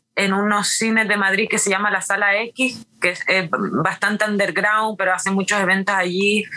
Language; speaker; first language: Spanish; native; Spanish